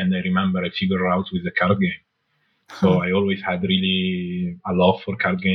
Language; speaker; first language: English; non-native, fluent; Italian